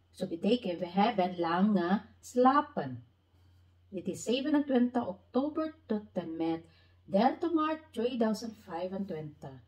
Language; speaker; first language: Dutch; non-native, learner; Filipino